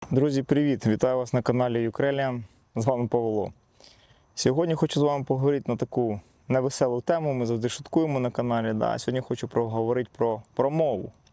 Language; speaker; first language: Ukrainian; non-native, local second language; Russian